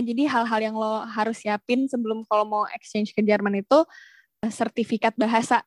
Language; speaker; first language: Indonesian; native; Indonesian